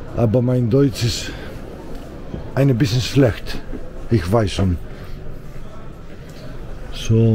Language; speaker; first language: German; non-native, learner; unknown